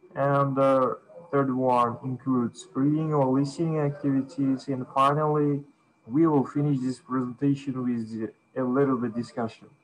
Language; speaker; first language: English; non-native, fluent; Uzbek